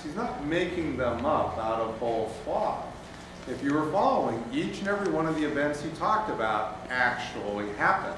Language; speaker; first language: English; native; English